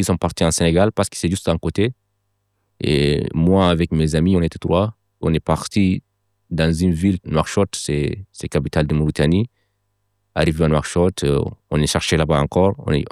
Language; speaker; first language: French; non-native, local second language; Fula